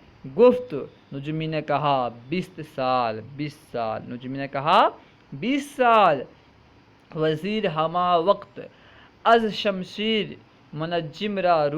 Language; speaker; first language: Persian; non-native, fluent; Urdu